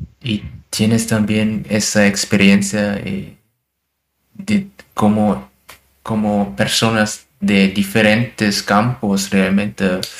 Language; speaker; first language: Spanish; non-native, learner; German